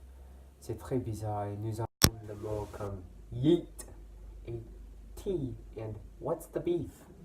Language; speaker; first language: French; non-native, learner; English